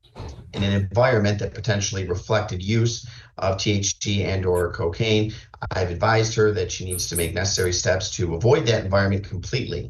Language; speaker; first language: English; native; English